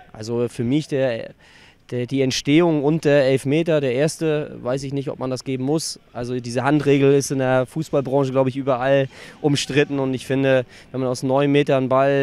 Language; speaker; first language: German; native; German